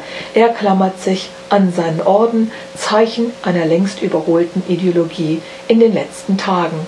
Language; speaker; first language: German; native; German